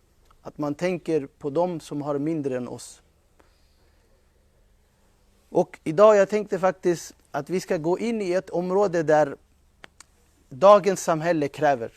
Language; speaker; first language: Swedish; non-native, fluent; Urdu